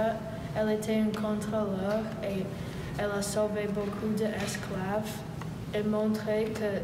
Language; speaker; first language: French; non-native, learner; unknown